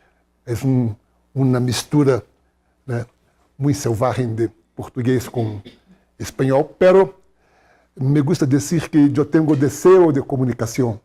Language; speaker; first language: Spanish; non-native, fluent; Portuguese